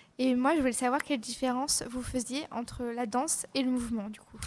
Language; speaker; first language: French; native; French